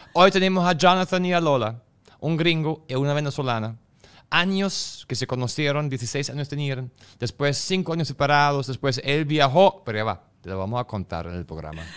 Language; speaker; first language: Spanish; non-native, fluent; German